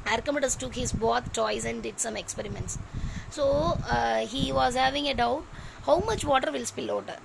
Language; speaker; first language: English; non-native, local second language; Tamil